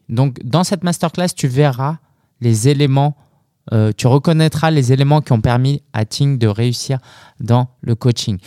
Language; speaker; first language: French; native; French